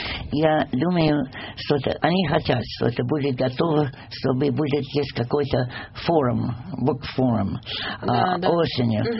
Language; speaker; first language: Russian; non-native, fluent; English